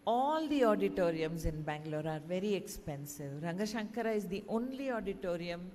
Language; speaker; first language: English; non-native, local second language; Kannada